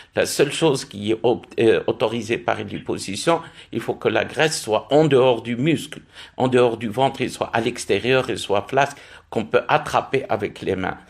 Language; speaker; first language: French; non-native, local second language; Arabic